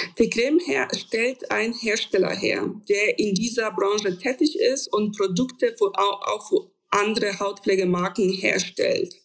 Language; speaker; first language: German; non-native, fluent; Polish